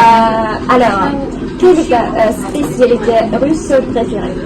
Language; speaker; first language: French; non-native, fluent; Russian